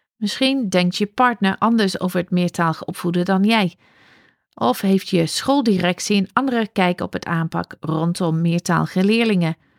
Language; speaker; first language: Dutch; non-native, fluent; English